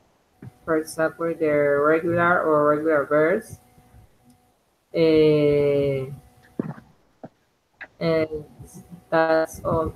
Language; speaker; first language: English; non-native, learner; Spanish